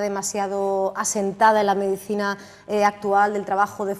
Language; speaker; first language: Spanish; native; Spanish